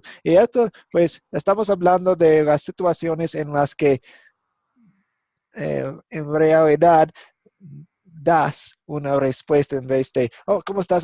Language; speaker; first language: Spanish; non-native, fluent; English